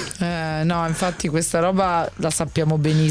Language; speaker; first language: Italian; native; Italian